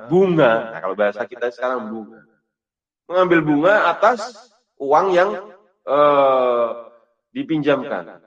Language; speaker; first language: Indonesian; native; Indonesian